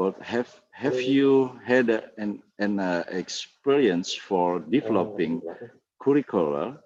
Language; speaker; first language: English; non-native, fluent; Indonesian